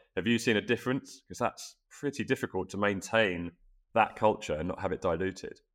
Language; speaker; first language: English; native; English